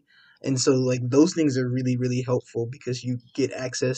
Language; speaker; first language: English; native; English